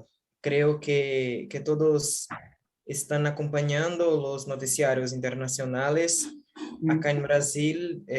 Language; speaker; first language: Spanish; non-native, learner; Portuguese